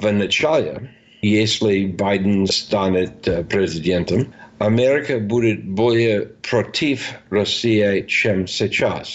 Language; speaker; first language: Russian; non-native, fluent; English